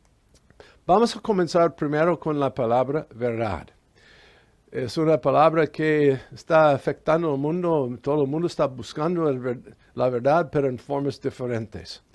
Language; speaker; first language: Spanish; non-native, fluent; English